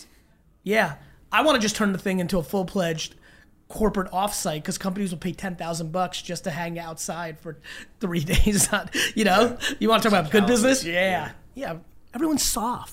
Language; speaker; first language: English; native; English